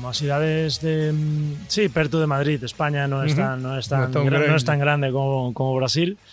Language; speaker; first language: Portuguese; non-native, learner; Spanish